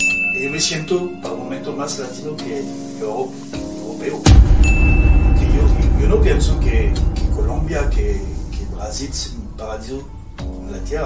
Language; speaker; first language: Spanish; non-native, fluent; French